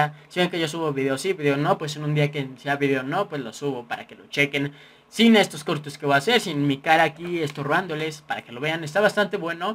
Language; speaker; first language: Spanish; native; Spanish